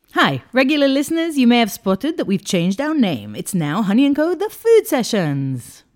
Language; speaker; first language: English; non-native, fluent; Hebrew